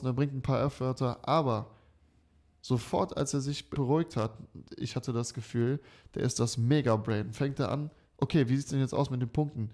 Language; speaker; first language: German; native; German